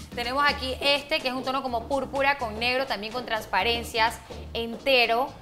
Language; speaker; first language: Spanish; native; Spanish